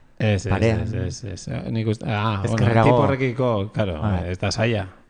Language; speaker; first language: Basque; native; Basque